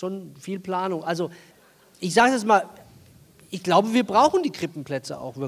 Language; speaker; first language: German; native; German